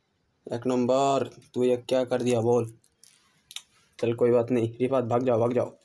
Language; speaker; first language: Hindi; non-native, learner; Bangla